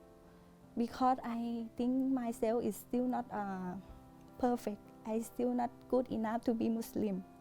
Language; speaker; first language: English; non-native, learner; Thai